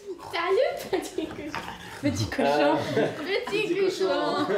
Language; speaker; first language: French; non-native, learner; English